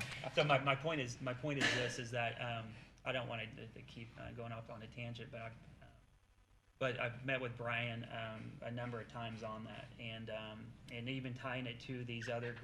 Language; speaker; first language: English; native; English